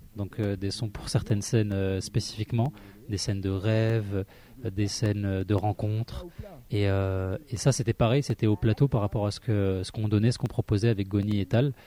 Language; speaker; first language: French; early bilingual, other home language; Arabic